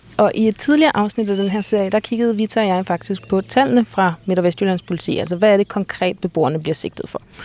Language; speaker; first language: Danish; native; Danish